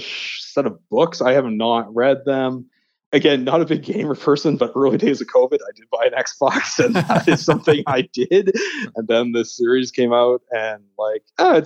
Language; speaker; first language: English; native; English